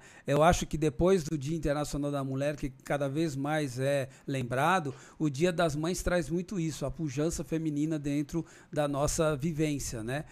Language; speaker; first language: Portuguese; native; Portuguese